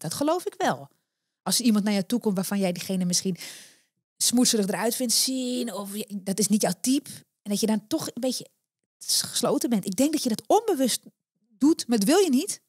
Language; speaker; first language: Dutch; native; Dutch